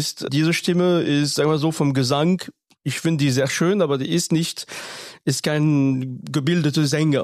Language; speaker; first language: German; non-native, fluent; French